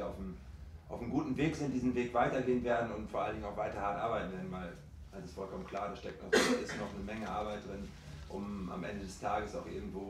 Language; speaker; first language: German; native; German